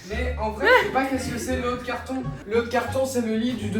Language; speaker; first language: French; native; French